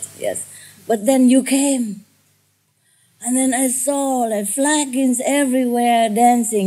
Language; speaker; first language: English; non-native, fluent; Vietnamese